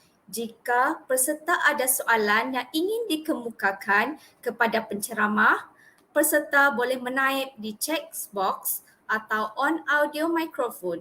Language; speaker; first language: Malay; native; Malay